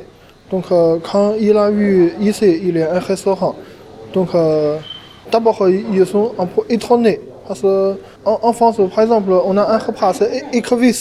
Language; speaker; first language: French; non-native, fluent; Chinese